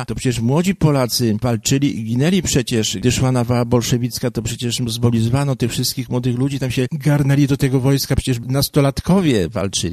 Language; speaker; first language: Polish; native; Polish